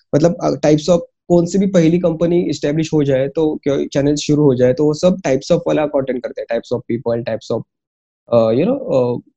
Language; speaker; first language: Hindi; non-native, local second language; Marathi